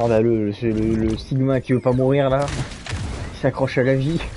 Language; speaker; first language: French; native; French